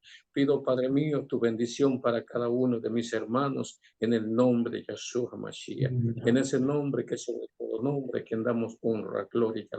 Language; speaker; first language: Spanish; native; Spanish